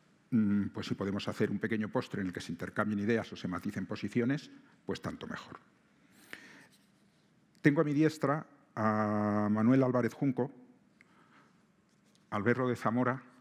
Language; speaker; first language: Spanish; native; Spanish